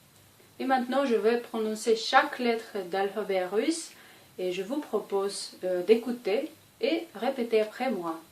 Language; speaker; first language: French; non-native, fluent; Russian